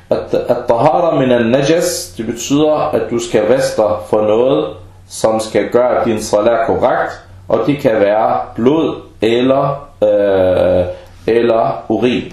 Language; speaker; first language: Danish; early bilingual, other home language; Arabic